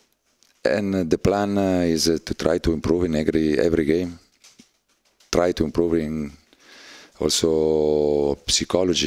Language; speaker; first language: English; non-native, learner; Italian